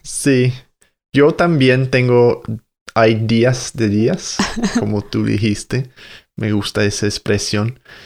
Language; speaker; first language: Spanish; non-native, fluent; English